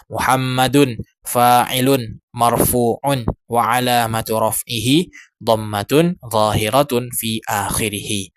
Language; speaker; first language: Arabic; non-native, fluent; Indonesian